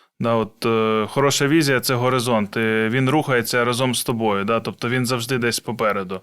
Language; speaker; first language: Ukrainian; non-native, local second language; Russian